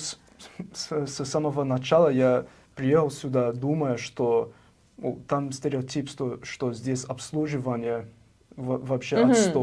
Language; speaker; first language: Russian; non-native, fluent; English